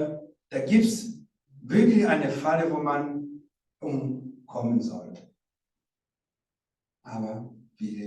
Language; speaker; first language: German; non-native, learner; Rundi